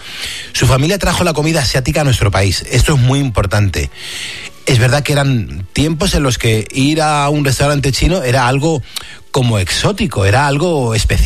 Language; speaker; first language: Spanish; native; Spanish